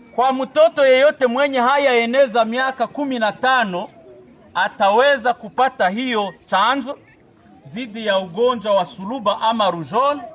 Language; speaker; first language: Swahili; native; Swahili